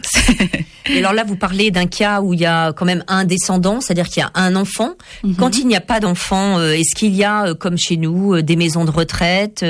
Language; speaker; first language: French; native; French